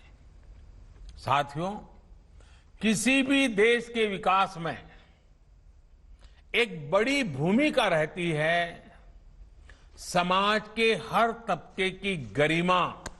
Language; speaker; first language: Hindi; non-native, local second language; Gujarati